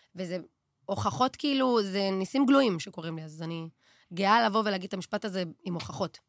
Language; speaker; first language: Hebrew; native; Hebrew